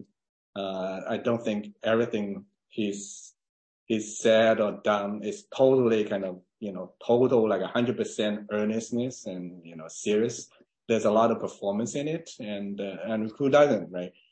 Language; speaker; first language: English; non-native, fluent; Chinese